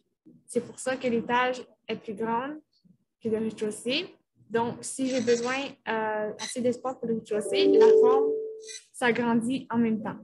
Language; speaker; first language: French; native; French